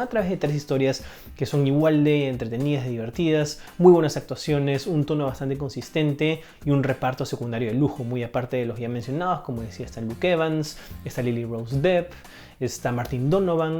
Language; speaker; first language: Spanish; native; Spanish